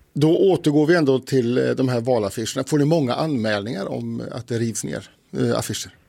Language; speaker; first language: Swedish; native; Swedish